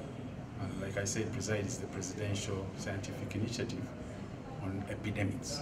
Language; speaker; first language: English; non-native, local second language; Ganda